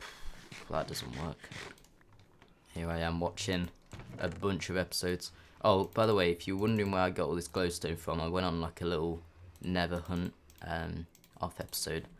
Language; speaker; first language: English; native; English